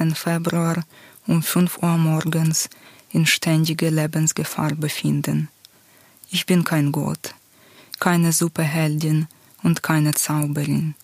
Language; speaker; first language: German; non-native, fluent; Ukrainian